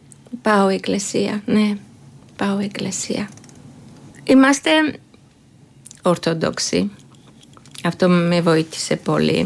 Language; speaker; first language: Greek; non-native, learner; Georgian